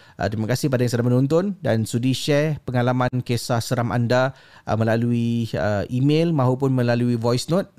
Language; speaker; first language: Malay; native; Malay